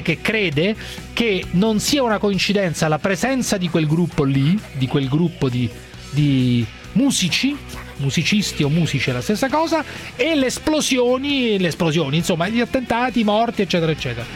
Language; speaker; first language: Italian; native; Italian